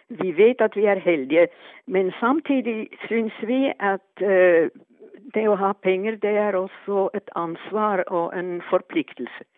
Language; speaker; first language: Norwegian; non-native, fluent; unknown